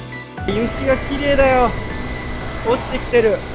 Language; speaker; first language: Japanese; native; Japanese